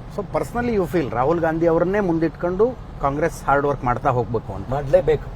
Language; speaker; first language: Kannada; native; Kannada